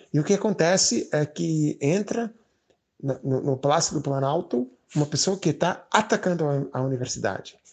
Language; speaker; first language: Portuguese; non-native, fluent; English